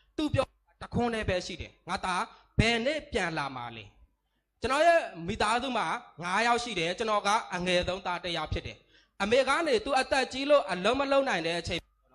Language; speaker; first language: Burmese; native; Burmese